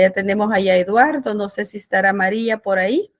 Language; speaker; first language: Spanish; native; Spanish